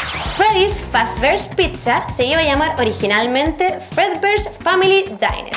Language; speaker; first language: Spanish; native; Spanish